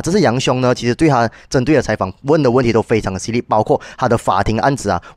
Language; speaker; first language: Chinese; native; Chinese